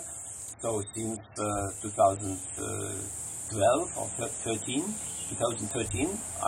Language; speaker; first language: English; non-native, fluent; Russian